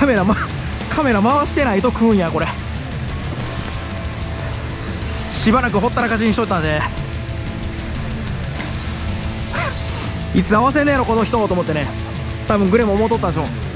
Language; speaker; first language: Japanese; native; Japanese